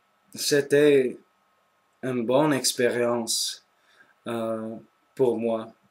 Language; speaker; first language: French; non-native, local second language; English